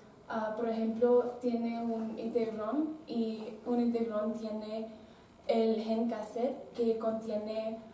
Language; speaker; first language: Spanish; non-native, learner; English